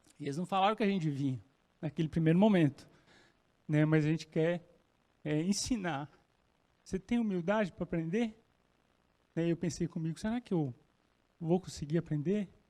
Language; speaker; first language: Portuguese; native; Portuguese